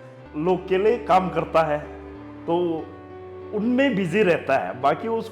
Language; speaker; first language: Hindi; non-native, local second language; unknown